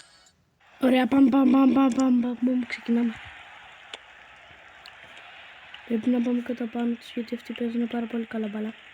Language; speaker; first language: Greek; native; Greek